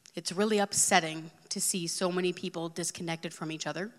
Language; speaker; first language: English; native; English